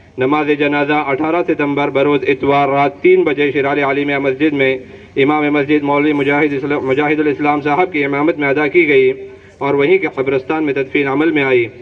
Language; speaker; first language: Urdu; non-native, local second language; Konkani